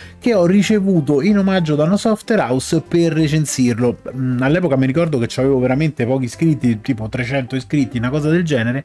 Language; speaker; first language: Italian; native; Italian